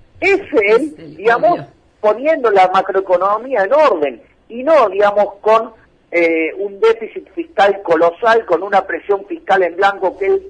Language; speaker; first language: Spanish; native; Spanish